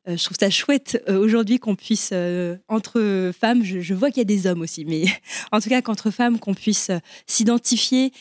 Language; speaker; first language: French; early bilingual, other home language; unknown